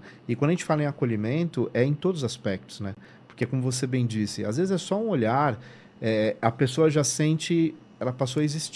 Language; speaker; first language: Portuguese; native; Portuguese